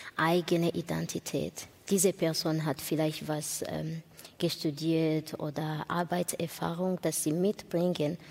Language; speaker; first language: German; non-native, learner; Kinyarwanda